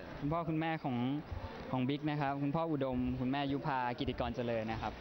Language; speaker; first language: Thai; native; Thai